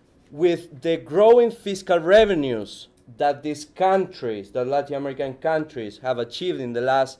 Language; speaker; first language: English; non-native, fluent; Spanish